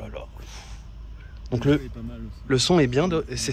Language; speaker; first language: French; native; French